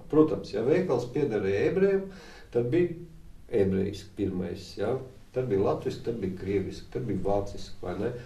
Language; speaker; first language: Latvian; native; Latvian